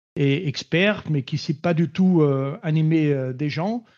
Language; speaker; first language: French; non-native, fluent; German